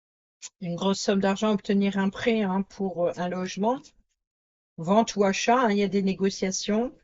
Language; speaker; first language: French; native; French